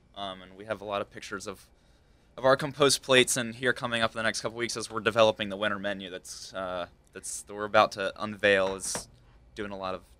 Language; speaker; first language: English; native; English